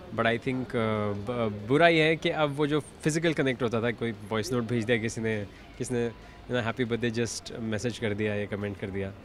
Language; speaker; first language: Hindi; native; Hindi